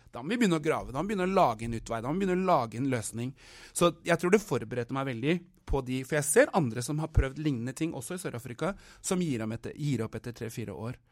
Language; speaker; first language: Norwegian; native; Norwegian